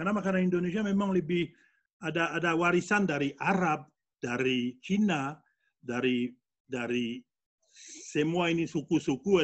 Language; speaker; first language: Indonesian; non-native, fluent; French